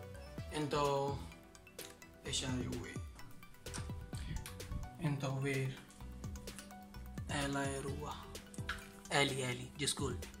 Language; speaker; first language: Portuguese; non-native, learner; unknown